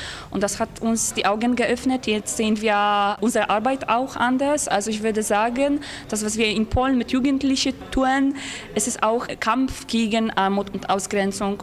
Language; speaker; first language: German; non-native, fluent; Polish